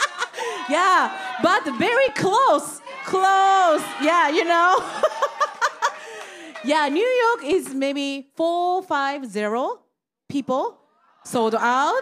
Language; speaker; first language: English; non-native, learner; Japanese